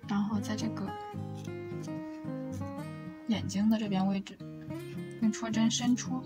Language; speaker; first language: Chinese; native; Chinese